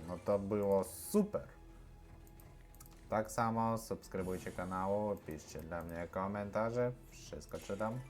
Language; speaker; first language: Polish; non-native, learner; Russian